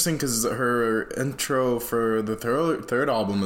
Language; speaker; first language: English; non-native, fluent; Spanish